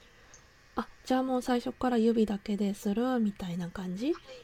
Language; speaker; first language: Japanese; native; Japanese